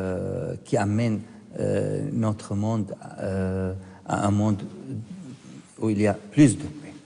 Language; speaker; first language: French; non-native, fluent; Arabic